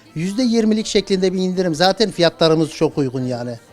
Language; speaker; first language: Turkish; native; Turkish